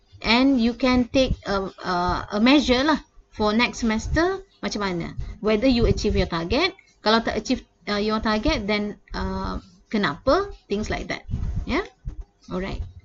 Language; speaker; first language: English; non-native, local second language; Malay